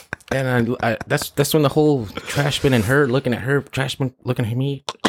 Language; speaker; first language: English; early bilingual, other home language; Spanish